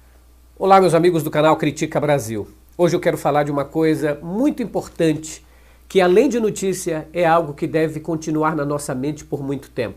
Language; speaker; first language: Portuguese; native; Portuguese